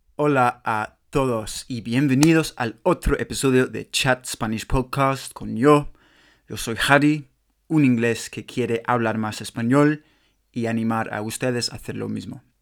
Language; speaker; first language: Spanish; non-native, learner; English